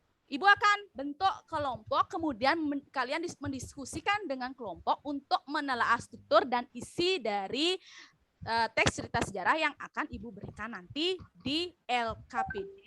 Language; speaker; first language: Indonesian; native; Indonesian